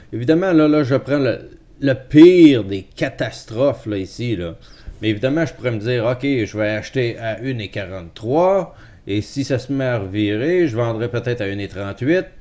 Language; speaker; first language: French; native; French